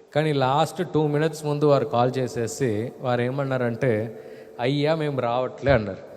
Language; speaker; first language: Telugu; non-native, fluent; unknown